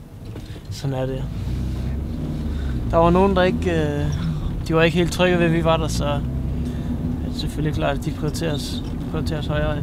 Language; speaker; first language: Danish; native; Danish